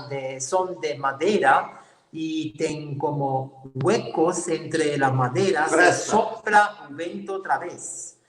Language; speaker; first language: Portuguese; non-native, learner; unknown